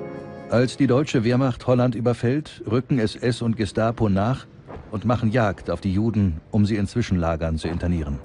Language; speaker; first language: German; native; German